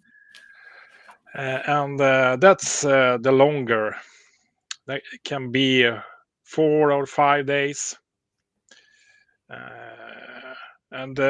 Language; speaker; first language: English; non-native, learner; Swedish